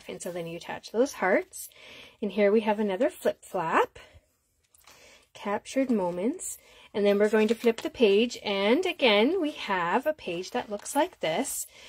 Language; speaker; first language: English; native; English